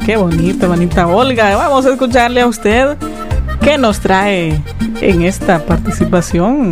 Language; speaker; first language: Spanish; native; Spanish